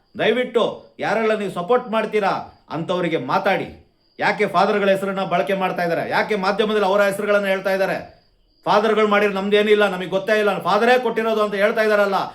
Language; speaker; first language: Kannada; non-native, local second language; Konkani